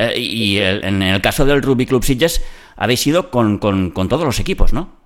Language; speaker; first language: Spanish; non-native, local second language; Catalan